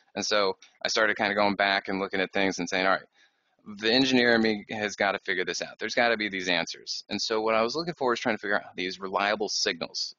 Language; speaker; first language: English; native; English